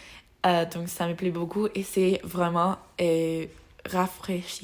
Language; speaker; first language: French; non-native, learner; Spanish